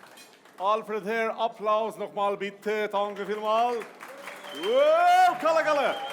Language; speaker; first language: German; non-native, learner; Albanian